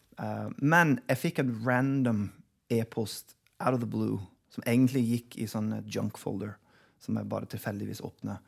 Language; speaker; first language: Norwegian; non-native, fluent; English